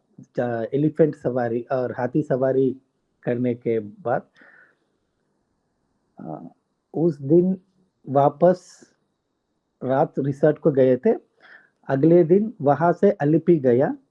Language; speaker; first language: Hindi; non-native, local second language; Telugu